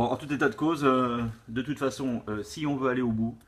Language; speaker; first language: French; native; French